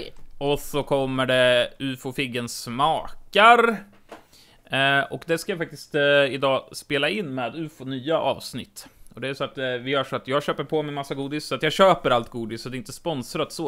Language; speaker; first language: Swedish; native; Swedish